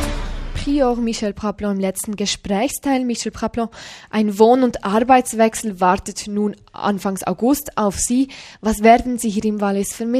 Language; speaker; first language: German; native; German